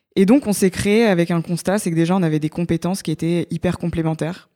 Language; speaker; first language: French; native; French